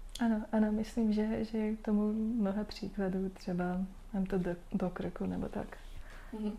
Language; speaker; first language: Czech; non-native, fluent; Hungarian